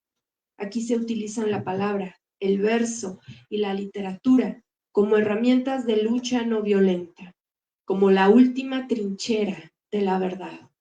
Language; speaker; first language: Spanish; native; Spanish